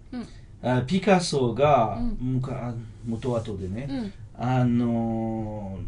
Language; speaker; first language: Japanese; non-native, fluent; French